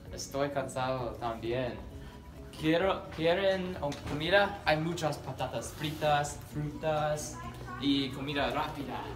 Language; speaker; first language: Spanish; non-native, learner; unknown